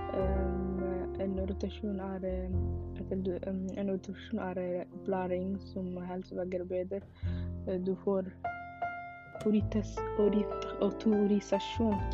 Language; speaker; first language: Norwegian; non-native, learner; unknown